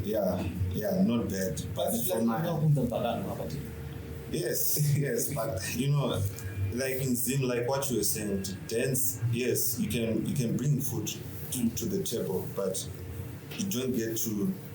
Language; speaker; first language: English; non-native, local second language; Shona